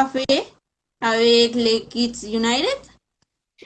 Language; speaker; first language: French; non-native, fluent; Spanish